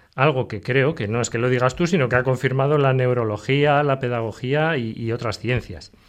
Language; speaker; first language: Spanish; native; Spanish